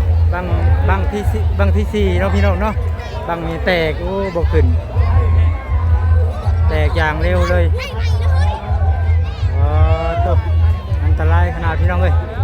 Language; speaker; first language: Thai; non-native, local second language; Lao